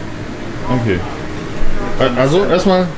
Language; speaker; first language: German; native; German